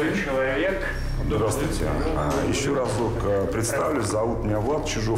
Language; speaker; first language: Russian; native; Russian